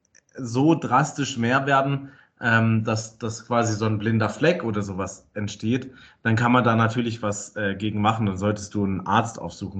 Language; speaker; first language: German; native; German